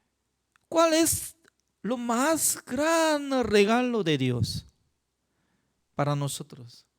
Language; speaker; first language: Spanish; non-native, fluent; Korean